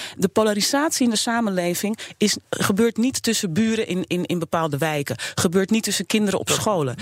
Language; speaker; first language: Dutch; native; Dutch